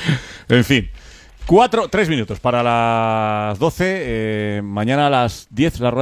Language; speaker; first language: Spanish; native; Spanish